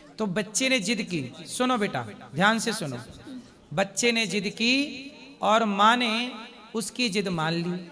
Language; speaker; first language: Hindi; native; Hindi